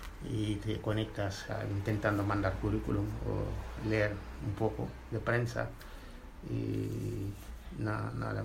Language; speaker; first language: Spanish; non-native, fluent; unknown